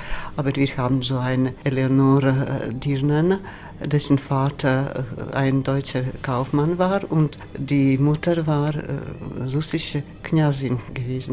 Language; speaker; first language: German; non-native, fluent; Latvian